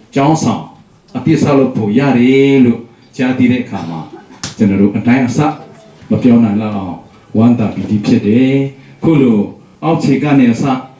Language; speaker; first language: Burmese; non-native, local second language; Tedim Chin